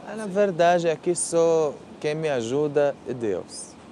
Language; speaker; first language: Portuguese; non-native, learner; Arabic